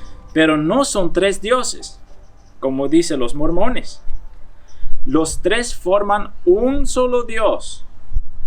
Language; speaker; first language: Spanish; non-native, fluent; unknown